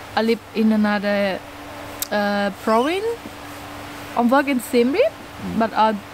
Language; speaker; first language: English; non-native, learner; Khmer